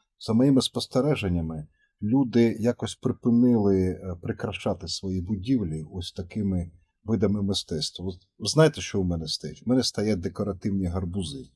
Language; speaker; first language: Ukrainian; native; Ukrainian